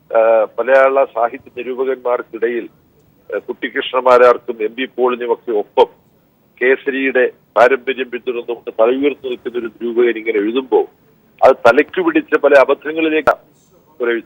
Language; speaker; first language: Malayalam; native; Malayalam